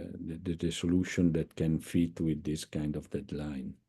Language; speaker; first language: English; non-native, fluent; Italian